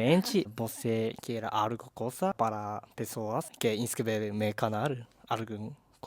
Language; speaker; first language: Portuguese; non-native, learner; Japanese